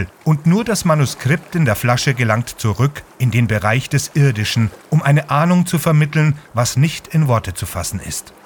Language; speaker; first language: German; native; German